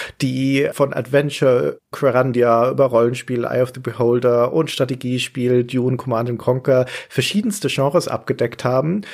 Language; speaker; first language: German; native; German